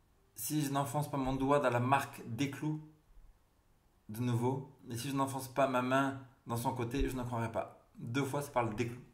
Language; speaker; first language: French; native; French